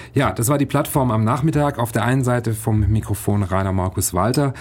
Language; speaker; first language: German; native; German